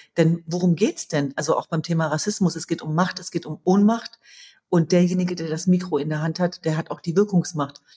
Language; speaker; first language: German; early bilingual, other home language; Kurdish